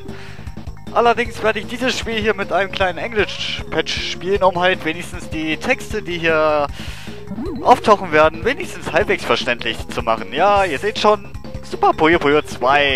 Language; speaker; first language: German; native; German